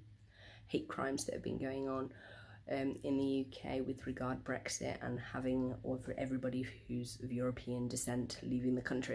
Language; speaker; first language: English; native; English